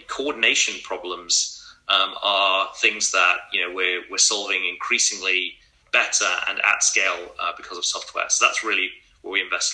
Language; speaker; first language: English; native; English